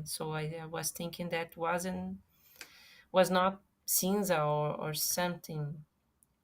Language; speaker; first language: English; non-native, fluent; Portuguese